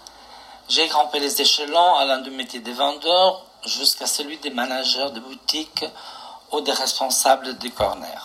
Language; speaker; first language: French; non-native, fluent; Portuguese